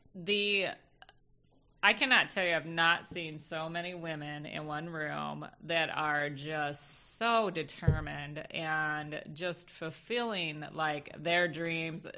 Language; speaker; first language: English; native; English